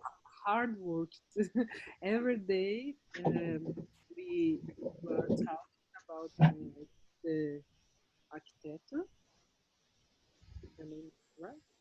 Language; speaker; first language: English; non-native, learner; Portuguese